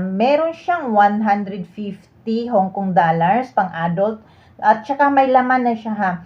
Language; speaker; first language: Filipino; native; Filipino